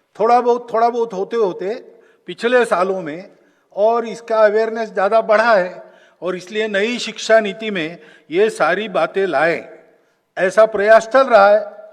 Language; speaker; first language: Hindi; non-native, local second language; Marathi